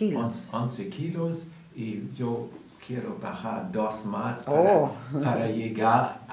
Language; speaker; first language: Spanish; non-native, learner; German